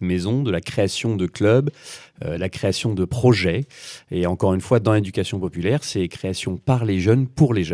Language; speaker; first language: French; native; French